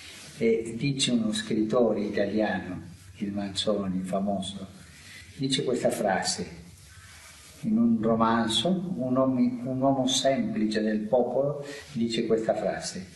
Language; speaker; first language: Italian; non-native, fluent; Spanish